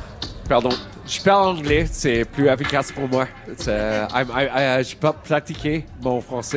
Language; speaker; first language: French; non-native, learner; English